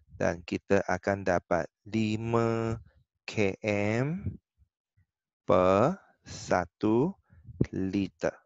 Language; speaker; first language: Malay; non-native, local second language; Chinese